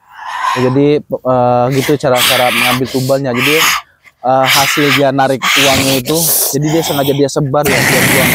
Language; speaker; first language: Indonesian; non-native, local second language; Sundanese